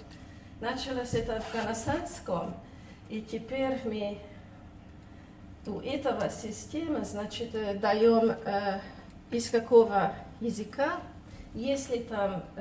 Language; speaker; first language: Russian; non-native, fluent; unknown